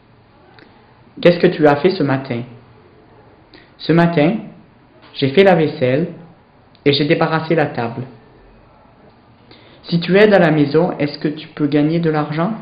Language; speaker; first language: French; non-native, learner; English